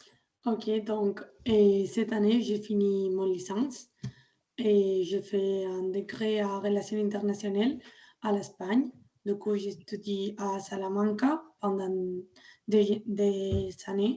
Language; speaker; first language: French; non-native, learner; Spanish